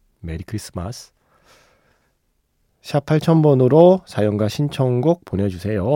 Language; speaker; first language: Korean; native; Korean